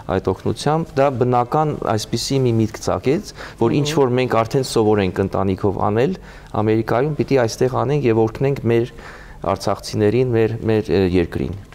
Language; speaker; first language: Armenian; native; Armenian